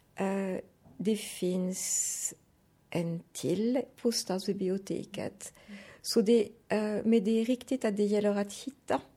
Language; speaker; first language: Swedish; non-native, fluent; French